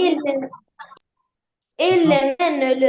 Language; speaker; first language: French; non-native, learner; Arabic